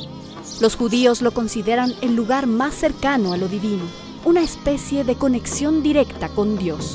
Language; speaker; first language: Spanish; native; Spanish